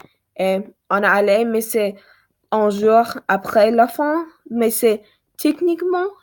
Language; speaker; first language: French; non-native, learner; English